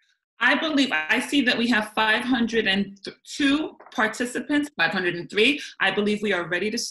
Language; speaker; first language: English; native; English